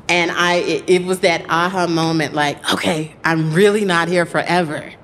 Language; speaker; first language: English; native; English